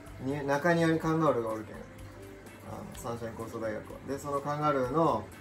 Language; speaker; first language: Japanese; native; Japanese